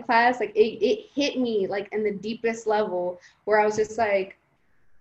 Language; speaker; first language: English; early bilingual, other home language; Spanish